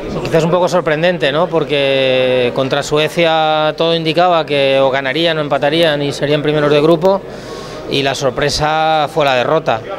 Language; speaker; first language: Spanish; native; Spanish